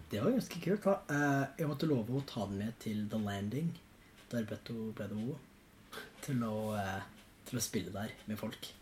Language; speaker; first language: Norwegian; non-native, fluent; English